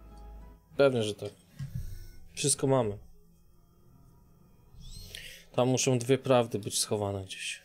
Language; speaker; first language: Polish; native; Polish